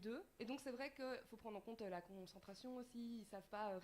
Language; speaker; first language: French; native; French